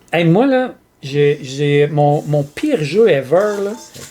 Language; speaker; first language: French; native; French